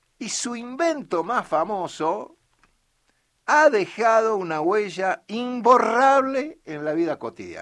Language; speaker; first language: Spanish; native; Spanish